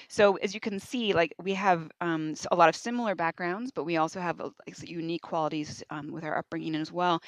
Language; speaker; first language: English; native; English